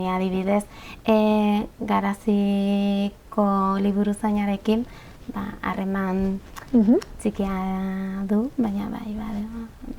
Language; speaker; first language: Basque; non-native, local second language; Spanish